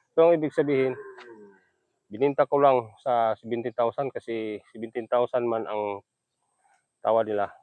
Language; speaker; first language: Filipino; non-native, local second language; Hiligaynon